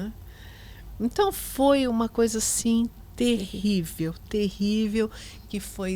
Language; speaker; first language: Portuguese; native; Portuguese